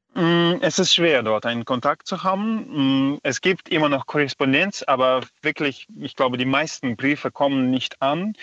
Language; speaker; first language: German; non-native, fluent; Belarusian